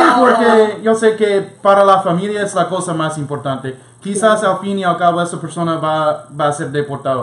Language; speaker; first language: Spanish; non-native, fluent; English